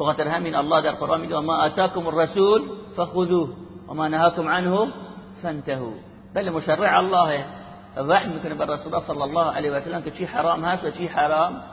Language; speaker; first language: Persian; native; Persian